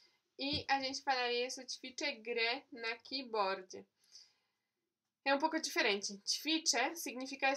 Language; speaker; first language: Portuguese; non-native, fluent; Polish